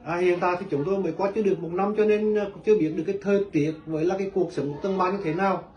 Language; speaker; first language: Vietnamese; native; Vietnamese